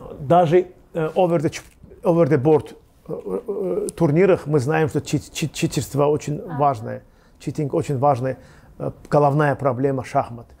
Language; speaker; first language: Russian; non-native, local second language; Azerbaijani